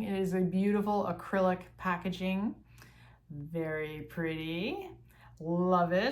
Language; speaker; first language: English; native; English